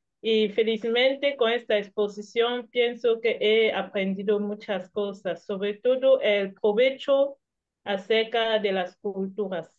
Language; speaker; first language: Spanish; non-native, learner; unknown